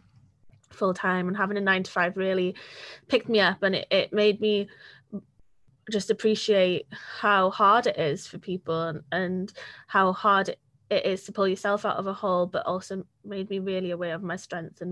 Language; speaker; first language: English; native; English